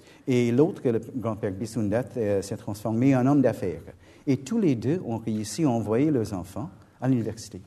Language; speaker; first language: French; non-native, fluent; English